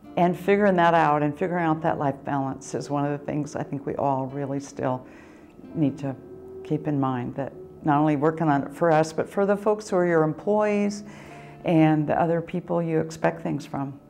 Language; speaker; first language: English; native; English